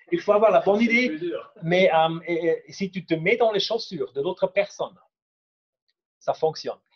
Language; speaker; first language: French; non-native, fluent; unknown